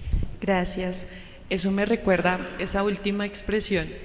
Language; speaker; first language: Spanish; native; Spanish